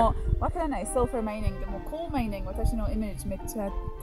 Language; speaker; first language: Japanese; non-native, learner; English